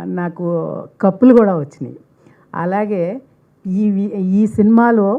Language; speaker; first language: Telugu; native; Telugu